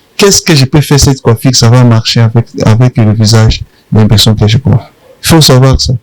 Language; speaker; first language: French; non-native, local second language; Rundi